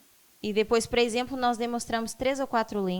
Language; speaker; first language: Portuguese; native; Portuguese